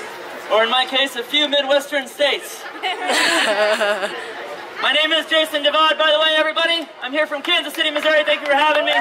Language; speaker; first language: English; native; English